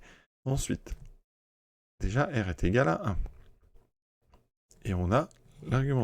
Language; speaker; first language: French; native; French